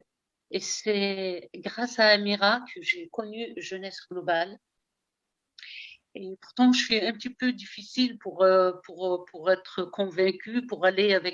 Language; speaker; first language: French; early bilingual, heritage; Arabic